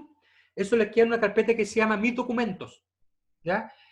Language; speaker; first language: Spanish; native; Spanish